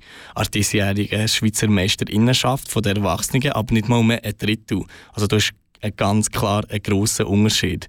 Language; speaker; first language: German; native; German